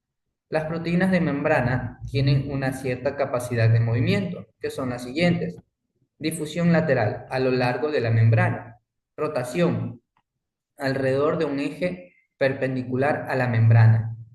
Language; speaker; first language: Spanish; native; Spanish